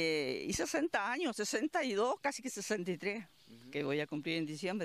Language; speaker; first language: Spanish; native; Spanish